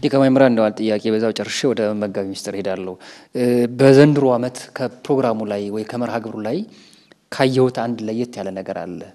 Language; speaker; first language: Amharic; native; Amharic